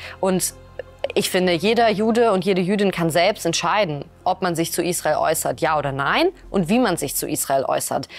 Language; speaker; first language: German; early bilingual, other home language; Russian